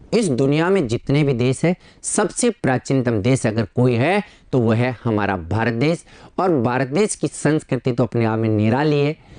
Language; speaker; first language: Hindi; native; Hindi